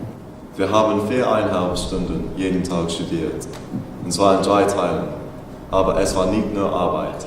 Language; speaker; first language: German; non-native, learner; English